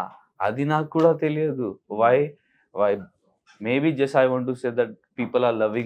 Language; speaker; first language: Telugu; non-native, learner; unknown